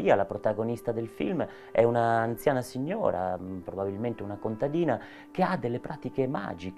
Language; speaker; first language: Italian; native; Italian